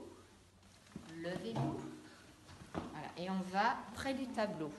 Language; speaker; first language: French; native; French